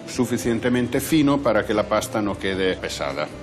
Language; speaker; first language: Spanish; non-native, fluent; Italian